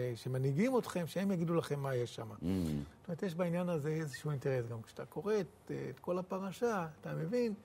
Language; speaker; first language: Hebrew; native; Hebrew